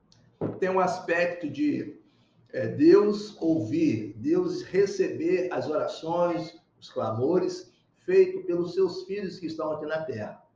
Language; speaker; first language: Portuguese; native; Portuguese